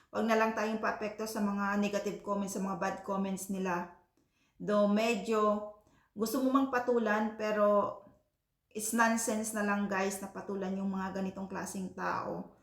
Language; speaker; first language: Filipino; non-native, local second language; Cebuano